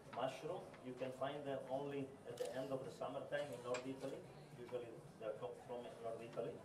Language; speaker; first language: English; non-native, learner; Italian